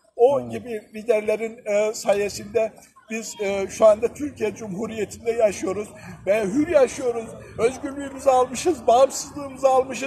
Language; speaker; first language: Turkish; early bilingual, heritage; Turkish